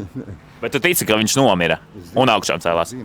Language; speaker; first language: Latvian; native; Latvian